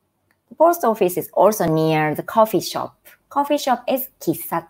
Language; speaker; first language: English; non-native, fluent; Japanese